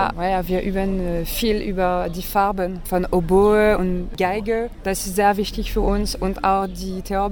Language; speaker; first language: German; non-native, learner; French